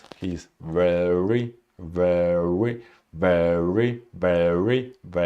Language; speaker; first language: English; non-native, learner; Russian